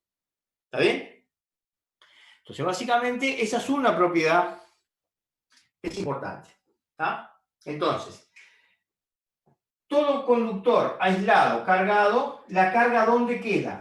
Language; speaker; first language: Spanish; native; Spanish